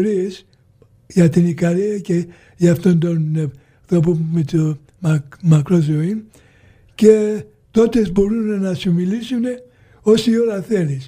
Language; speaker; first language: Greek; early bilingual, heritage; Greek